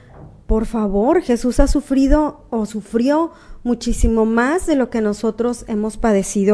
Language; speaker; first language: Spanish; native; Spanish